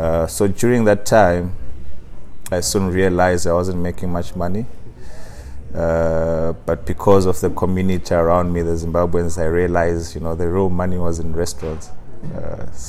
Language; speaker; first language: English; non-native, local second language; Shona